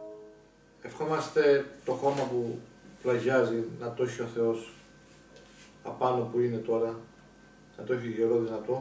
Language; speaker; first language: Greek; native; Greek